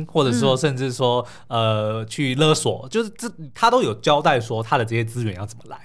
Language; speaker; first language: Chinese; native; Chinese